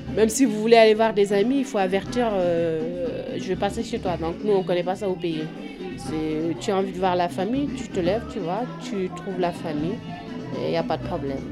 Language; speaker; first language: French; non-native, local second language; Wolof